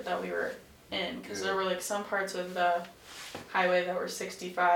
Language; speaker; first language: English; native; English